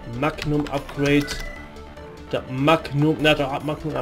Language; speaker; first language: German; native; German